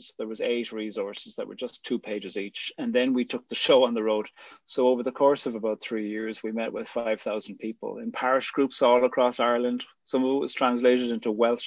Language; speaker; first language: English; native; English